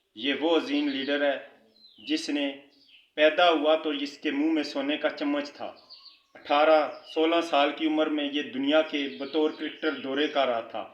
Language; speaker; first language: Urdu; non-native, local second language; Punjabi